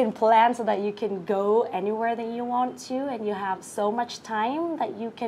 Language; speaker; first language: English; non-native, fluent; Vietnamese